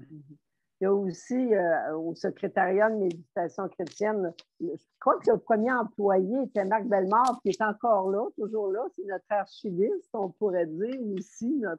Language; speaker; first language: French; native; French